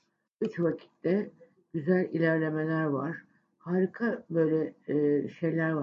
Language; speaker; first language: Turkish; native; Turkish